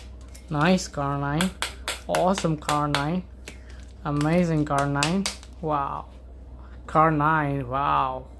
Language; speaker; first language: English; non-native, learner; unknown